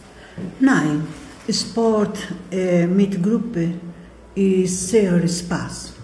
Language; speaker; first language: German; non-native, learner; Spanish